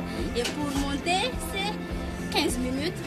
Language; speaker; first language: French; non-native, local second language; Malagasy